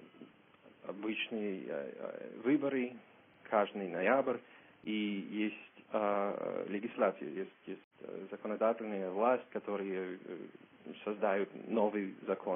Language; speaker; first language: Russian; non-native, learner; English